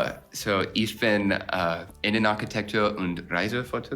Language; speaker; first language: German; non-native, learner; English